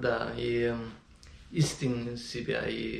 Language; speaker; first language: Russian; non-native, learner; Azerbaijani